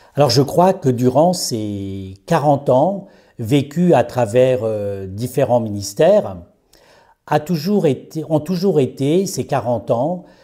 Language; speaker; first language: French; native; French